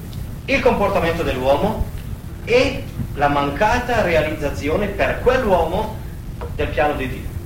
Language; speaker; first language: Italian; native; Italian